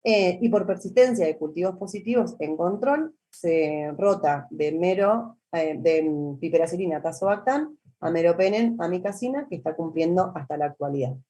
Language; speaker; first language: Spanish; native; Spanish